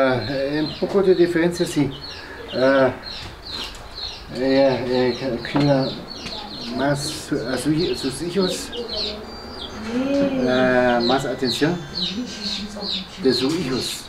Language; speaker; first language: Spanish; non-native, learner; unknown